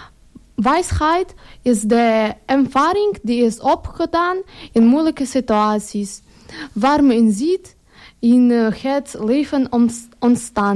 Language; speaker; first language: Dutch; non-native, learner; Ukrainian